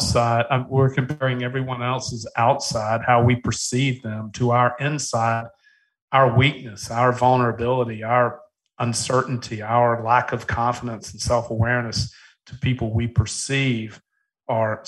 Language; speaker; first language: English; native; English